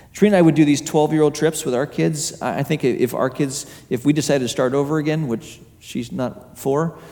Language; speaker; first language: English; native; English